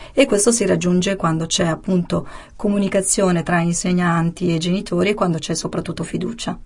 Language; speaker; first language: Italian; native; Italian